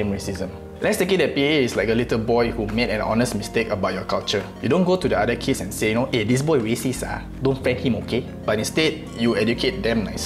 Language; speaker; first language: English; non-native, local second language; Malay